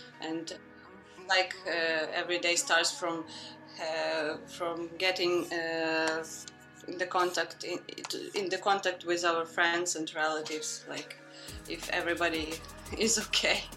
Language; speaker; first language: English; non-native, fluent; Ukrainian